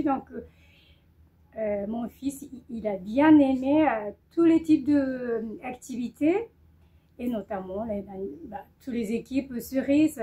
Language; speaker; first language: French; non-native, fluent; Japanese